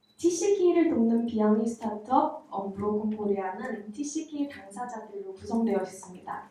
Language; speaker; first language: Korean; native; Korean